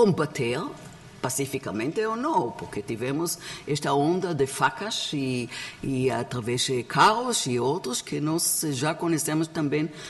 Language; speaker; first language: Portuguese; non-native, learner; Hebrew